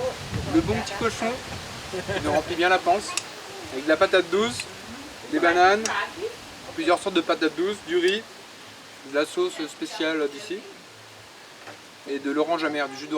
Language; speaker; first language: French; native; French